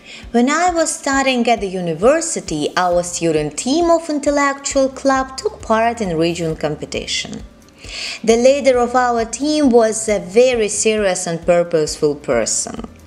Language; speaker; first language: English; non-native, fluent; Russian